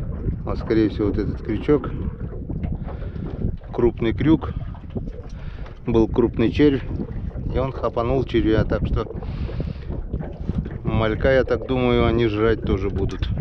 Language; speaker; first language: Russian; native; Russian